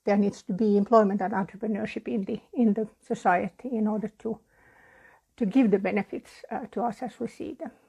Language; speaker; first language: English; non-native, fluent; Finnish